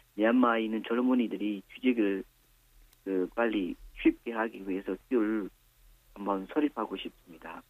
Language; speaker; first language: Korean; non-native, fluent; Burmese